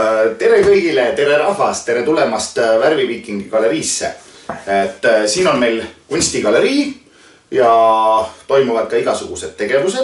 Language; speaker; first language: Estonian; native; Estonian